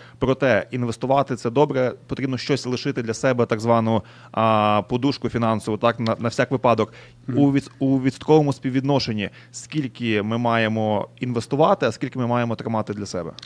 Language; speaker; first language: Ukrainian; native; Ukrainian